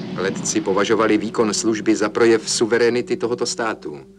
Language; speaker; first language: Czech; native; Czech